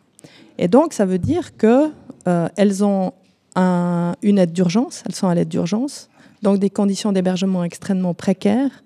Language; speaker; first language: French; native; French